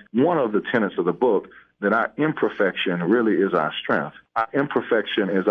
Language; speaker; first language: English; native; English